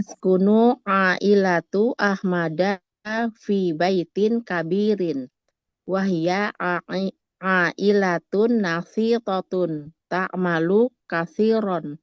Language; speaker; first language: Arabic; non-native, learner; Indonesian